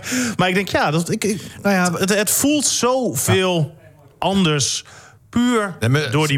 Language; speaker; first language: Dutch; native; Dutch